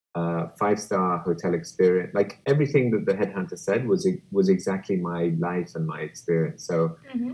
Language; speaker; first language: English; native; English